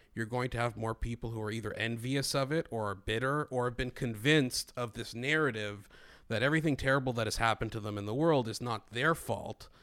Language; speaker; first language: English; non-native, fluent; Greek